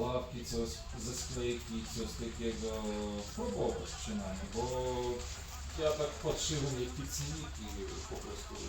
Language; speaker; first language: Polish; non-native, fluent; Ukrainian